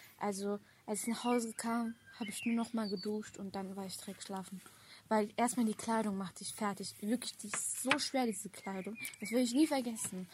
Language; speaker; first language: German; native; German